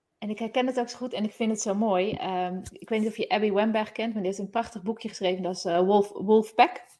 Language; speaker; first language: Dutch; native; Dutch